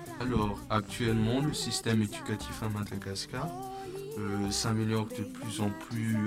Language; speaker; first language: French; non-native, local second language; Malagasy